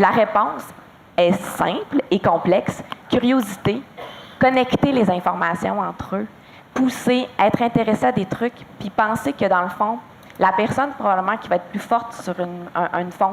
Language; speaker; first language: French; native; French